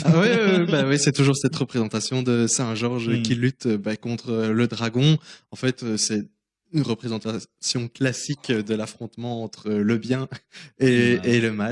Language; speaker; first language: French; native; French